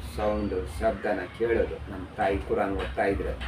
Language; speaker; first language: Kannada; non-native, local second language; Urdu